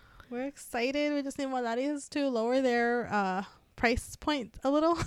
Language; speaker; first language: English; early bilingual, other home language; Spanish